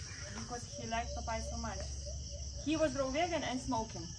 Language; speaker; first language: English; non-native, learner; Russian